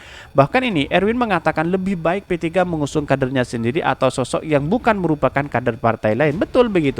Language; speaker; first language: Indonesian; native; Indonesian